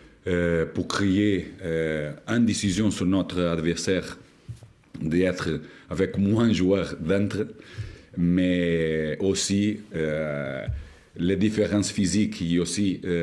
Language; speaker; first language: French; non-native, learner; Portuguese